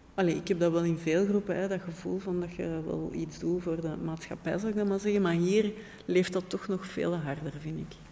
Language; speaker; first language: Dutch; native; Dutch